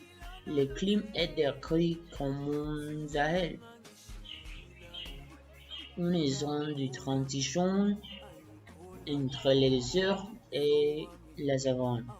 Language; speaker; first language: French; non-native, learner; Spanish